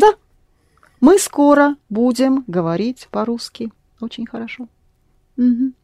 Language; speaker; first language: Russian; non-native, fluent; English